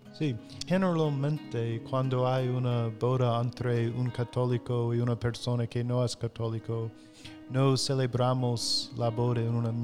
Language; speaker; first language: Spanish; non-native, fluent; English